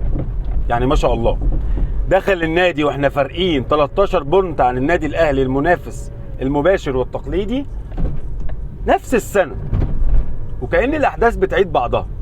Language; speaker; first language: Arabic; native; Arabic